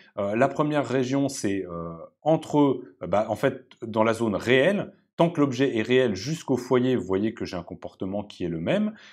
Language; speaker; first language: French; native; French